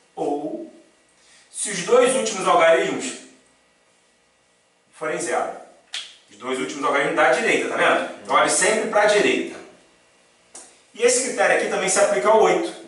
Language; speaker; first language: Portuguese; native; Portuguese